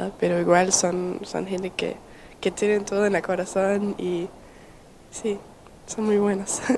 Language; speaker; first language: Spanish; non-native, learner; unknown